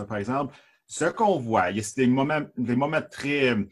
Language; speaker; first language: French; native; French